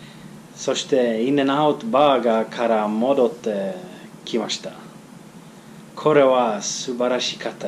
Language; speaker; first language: Japanese; non-native, learner; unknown